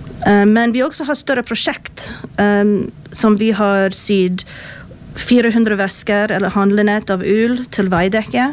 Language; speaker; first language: Swedish; non-native, fluent; English